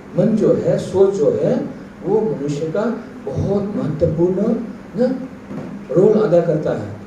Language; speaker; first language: Hindi; non-native, local second language; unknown